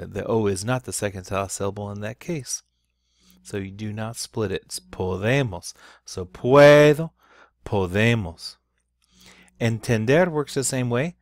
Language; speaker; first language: English; native; English